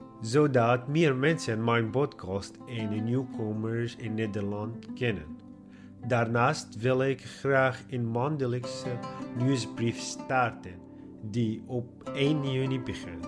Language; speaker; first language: Dutch; non-native, learner; Arabic